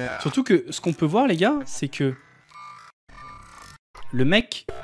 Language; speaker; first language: French; native; French